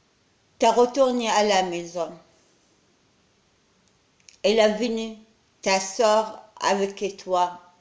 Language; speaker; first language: French; non-native, learner; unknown